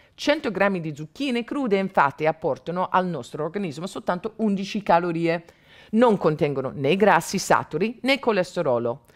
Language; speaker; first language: Italian; non-native, fluent; English